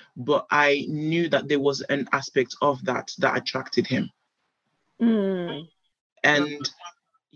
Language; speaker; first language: English; native; English